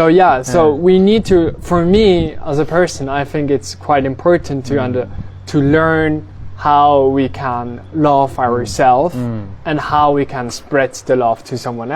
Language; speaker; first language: English; non-native, fluent; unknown